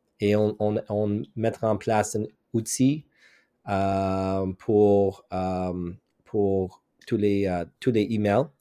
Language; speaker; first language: French; non-native, local second language; English